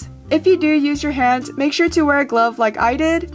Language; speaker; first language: English; native; English